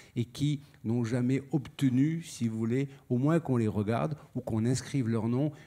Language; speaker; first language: French; native; French